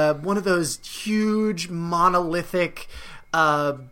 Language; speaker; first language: English; native; English